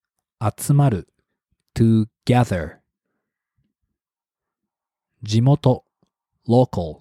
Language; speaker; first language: Japanese; non-native, fluent; English